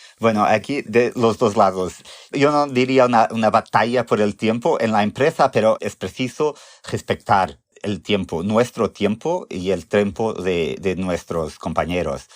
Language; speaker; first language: Spanish; non-native, fluent; Portuguese